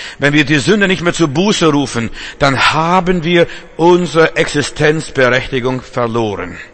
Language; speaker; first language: German; non-native, fluent; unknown